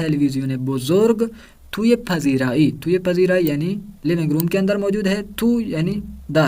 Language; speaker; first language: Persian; non-native, fluent; Urdu